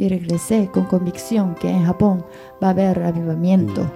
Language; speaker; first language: Spanish; non-native, fluent; Japanese